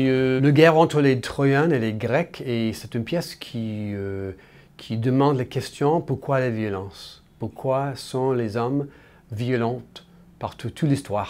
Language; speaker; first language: French; non-native, learner; English